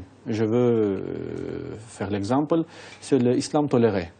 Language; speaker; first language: French; non-native, fluent; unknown